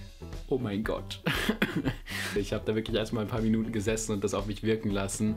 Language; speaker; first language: German; native; German